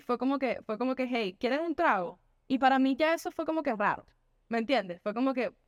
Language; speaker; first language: Spanish; native; Spanish